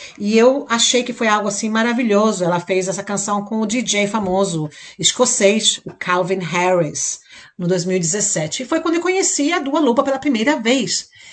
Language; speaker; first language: Portuguese; native; Portuguese